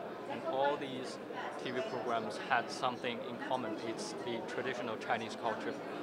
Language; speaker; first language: English; non-native, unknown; Chinese